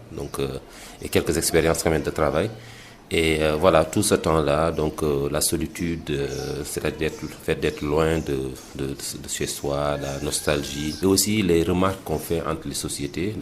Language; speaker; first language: French; non-native, local second language; Wolof